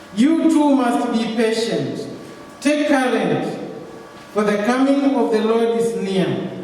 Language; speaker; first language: English; non-native, local second language; Swahili